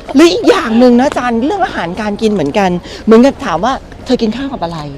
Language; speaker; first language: Thai; native; Thai